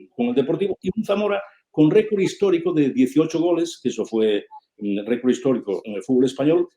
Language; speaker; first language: Spanish; native; Spanish